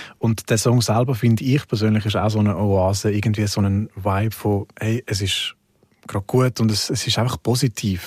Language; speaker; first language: German; native; German